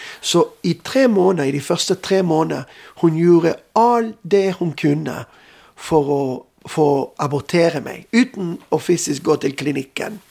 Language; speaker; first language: Norwegian; non-native, fluent; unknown